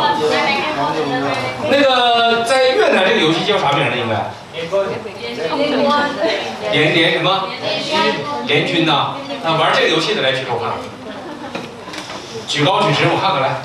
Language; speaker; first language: Chinese; native; Chinese